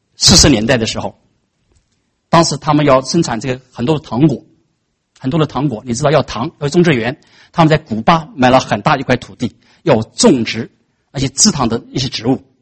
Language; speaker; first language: Chinese; native; Chinese